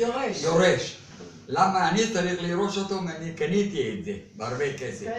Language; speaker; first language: Hebrew; non-native, fluent; Arabic